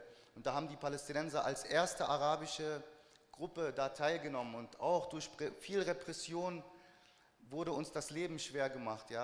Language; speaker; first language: German; early bilingual, other home language; Arabic